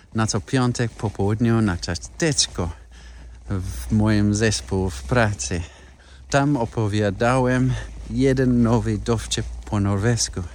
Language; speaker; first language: Polish; non-native, learner; English